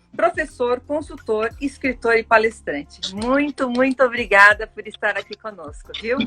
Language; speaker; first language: Portuguese; native; Portuguese